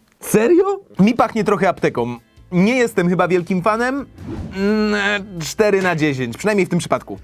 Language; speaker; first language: Polish; native; Polish